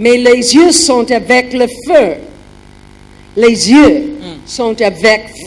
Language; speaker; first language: French; non-native, learner; German